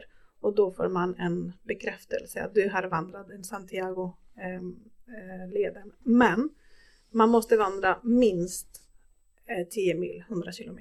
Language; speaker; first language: Swedish; non-native, fluent; Spanish